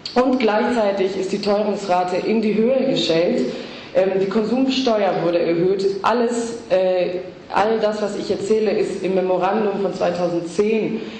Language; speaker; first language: German; non-native, fluent; Greek